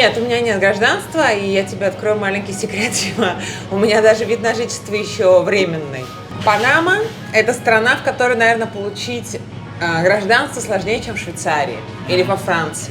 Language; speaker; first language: Russian; native; Russian